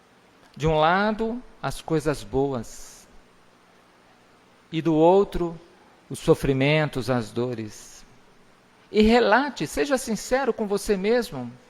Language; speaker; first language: Portuguese; native; Portuguese